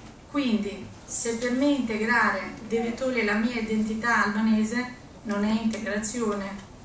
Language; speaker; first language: Italian; non-native, fluent; Albanian